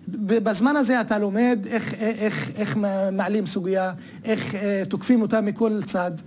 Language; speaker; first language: Hebrew; non-native, local second language; Arabic